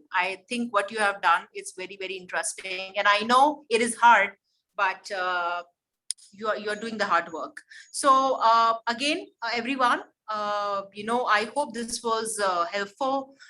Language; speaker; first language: English; non-native, local second language; Hindi